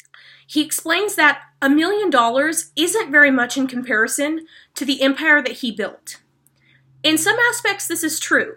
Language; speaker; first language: English; native; English